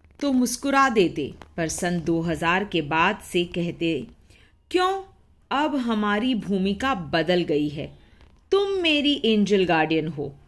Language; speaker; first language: Hindi; non-native, local second language; Marathi